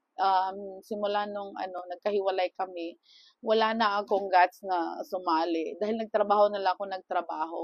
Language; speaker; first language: Filipino; non-native, local second language; Cebuano